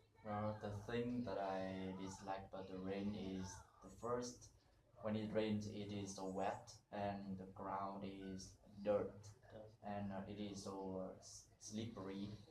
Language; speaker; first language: English; non-native, learner; Vietnamese